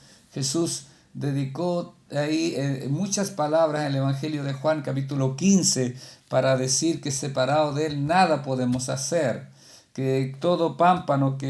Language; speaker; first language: Spanish; native; Spanish